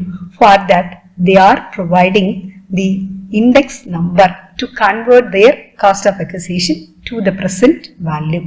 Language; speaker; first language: English; non-native, local second language; Tamil